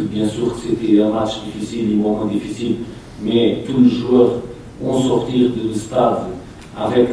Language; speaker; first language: French; non-native, fluent; Portuguese